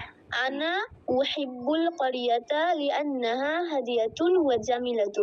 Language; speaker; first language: Arabic; non-native, learner; Bangla